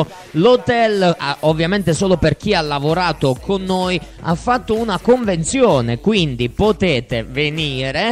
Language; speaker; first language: Italian; native; Italian